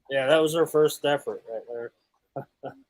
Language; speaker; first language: English; native; English